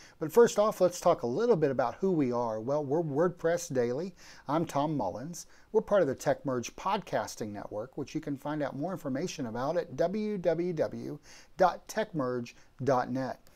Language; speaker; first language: English; native; English